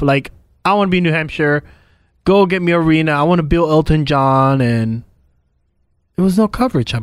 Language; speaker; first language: English; native; English